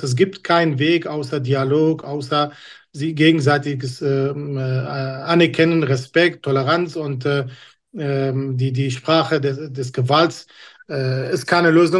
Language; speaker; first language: German; non-native, fluent; Kurdish